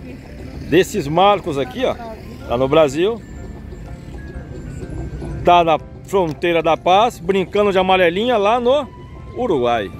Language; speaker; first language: Portuguese; native; Portuguese